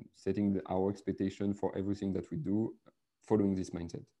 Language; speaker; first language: English; non-native, fluent; French